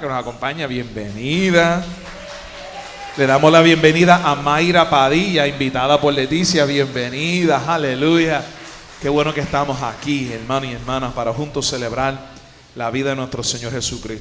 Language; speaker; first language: Spanish; native; Spanish